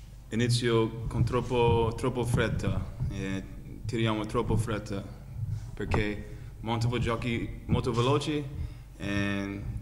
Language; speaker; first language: Italian; non-native, learner; English